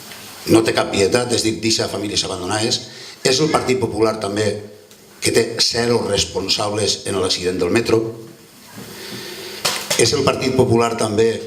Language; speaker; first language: Catalan; native; Catalan